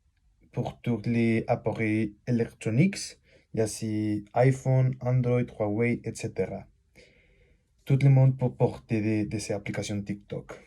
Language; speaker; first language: French; non-native, learner; Spanish